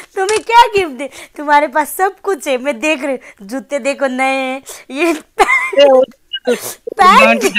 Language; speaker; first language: Hindi; non-native, local second language; Nepali